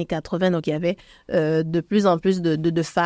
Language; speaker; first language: French; native; French